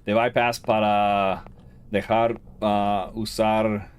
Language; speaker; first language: Spanish; non-native, learner; English